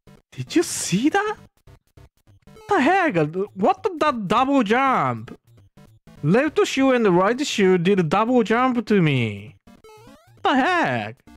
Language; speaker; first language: English; non-native, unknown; Japanese